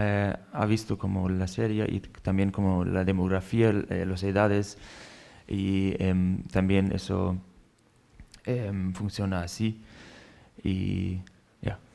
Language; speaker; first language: Spanish; non-native, fluent; German